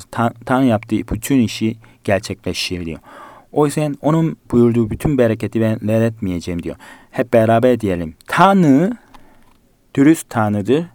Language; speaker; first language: Turkish; non-native, fluent; Korean